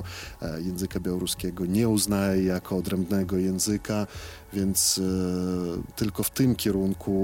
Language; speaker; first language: Polish; non-native, fluent; Belarusian